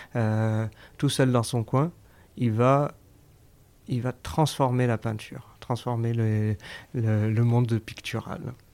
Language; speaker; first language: French; native; French